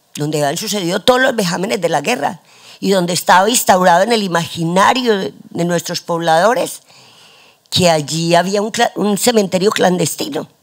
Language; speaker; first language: Spanish; native; Spanish